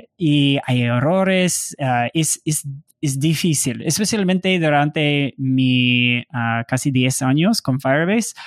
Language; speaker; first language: Spanish; non-native, learner; English